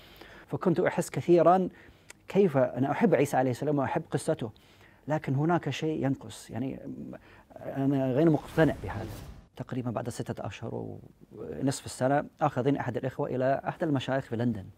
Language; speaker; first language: Arabic; non-native, fluent; English